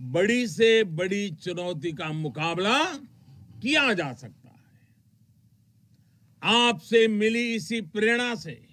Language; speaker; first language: Hindi; non-native, local second language; Gujarati